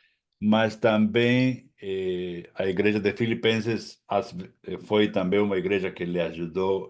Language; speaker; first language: Portuguese; non-native, fluent; Spanish